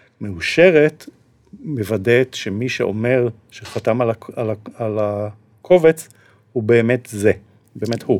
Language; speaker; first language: Hebrew; native; Hebrew